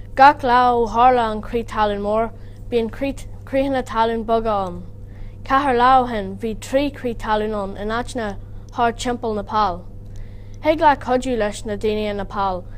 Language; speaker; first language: Irish; non-native, local second language; English